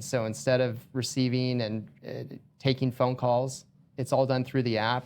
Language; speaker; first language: English; native; English